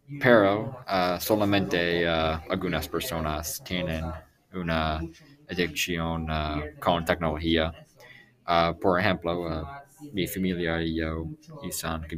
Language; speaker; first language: Spanish; non-native, learner; English